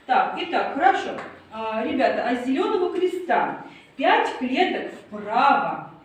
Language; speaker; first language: Russian; native; Russian